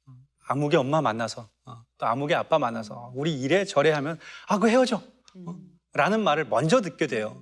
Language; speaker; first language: Korean; native; Korean